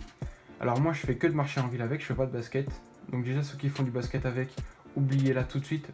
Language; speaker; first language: French; native; French